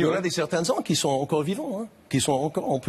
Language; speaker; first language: French; non-native, fluent; English